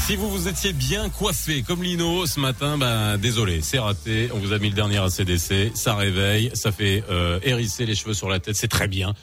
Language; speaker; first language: French; non-native, local second language; Arabic